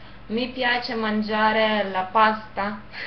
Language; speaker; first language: Italian; non-native, fluent; Russian